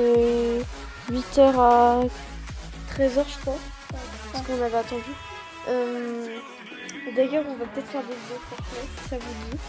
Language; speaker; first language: French; native; French